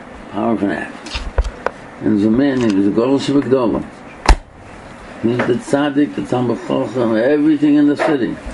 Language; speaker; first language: English; native; English